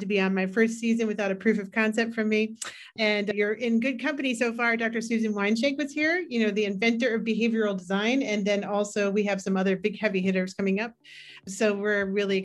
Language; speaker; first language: English; native; English